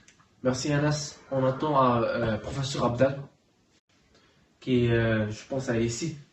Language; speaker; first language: French; non-native, learner; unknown